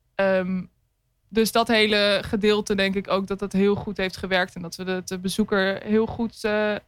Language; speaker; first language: Dutch; native; Dutch